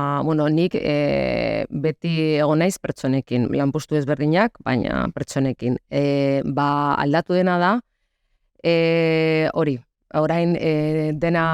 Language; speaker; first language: Basque; non-native, local second language; Spanish